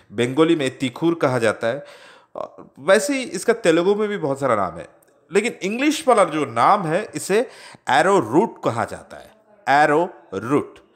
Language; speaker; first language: Hindi; non-native, local second language; Odia